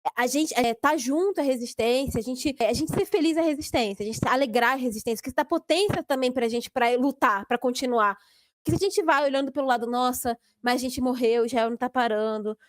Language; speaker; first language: Portuguese; native; Portuguese